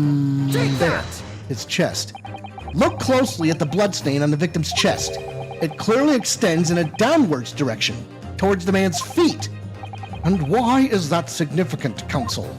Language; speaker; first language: English; native; English